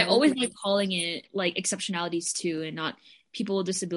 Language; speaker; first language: English; non-native, local second language; Filipino